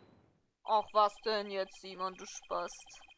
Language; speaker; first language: German; native; German